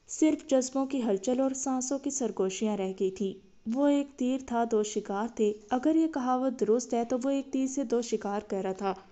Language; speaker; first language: Hindi; native; Hindi